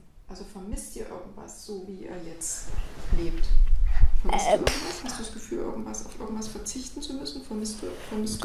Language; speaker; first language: German; native; German